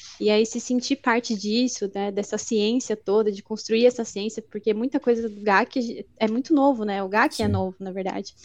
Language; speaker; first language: Portuguese; native; Portuguese